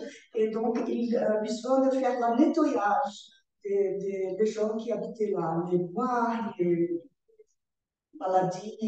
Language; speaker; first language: French; non-native, learner; Portuguese